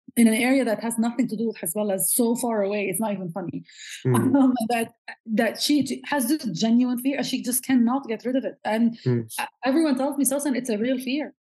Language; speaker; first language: English; non-native, fluent; Arabic